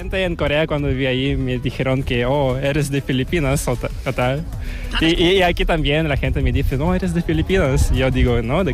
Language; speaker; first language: Spanish; non-native, fluent; Korean